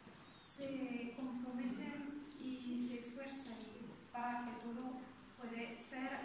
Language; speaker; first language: Spanish; non-native, fluent; French